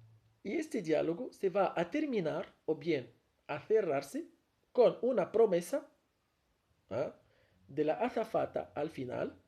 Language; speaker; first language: Spanish; non-native, fluent; Arabic